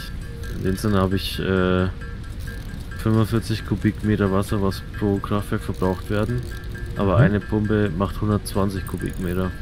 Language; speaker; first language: German; native; German